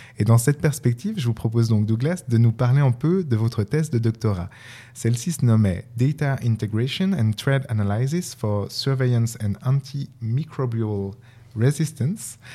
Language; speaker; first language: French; native; French